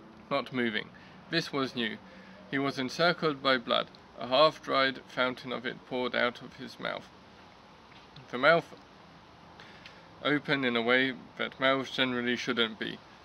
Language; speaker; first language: English; early bilingual, other home language; Hungarian